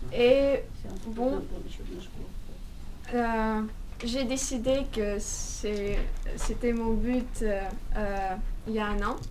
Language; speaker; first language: French; non-native, fluent; Russian